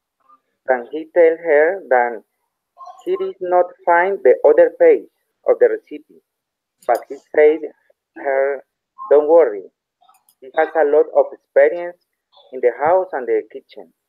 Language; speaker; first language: English; non-native, learner; Spanish